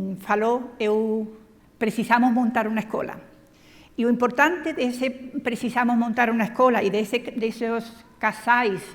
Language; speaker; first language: Portuguese; non-native, fluent; Spanish